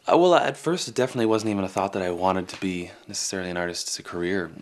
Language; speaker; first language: English; native; English